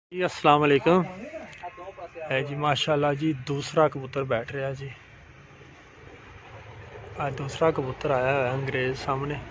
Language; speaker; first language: Hindi; non-native, local second language; Punjabi